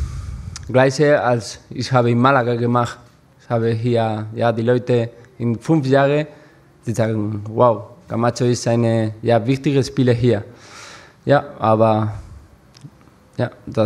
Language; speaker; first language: German; non-native, learner; Spanish